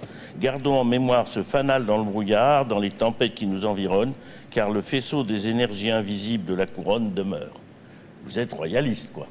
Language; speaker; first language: French; native; French